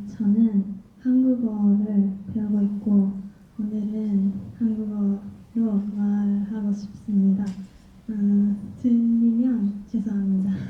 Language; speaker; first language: Korean; non-native, learner; Japanese